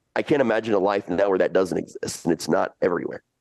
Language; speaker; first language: English; early bilingual, other home language; Italian